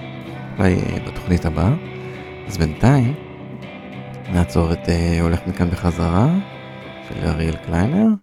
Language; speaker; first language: Hebrew; native; Hebrew